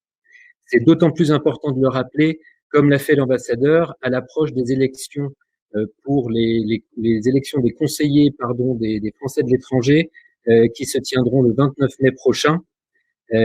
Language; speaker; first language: French; native; French